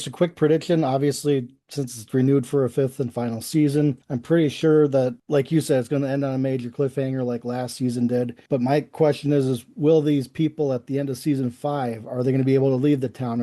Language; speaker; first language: English; native; English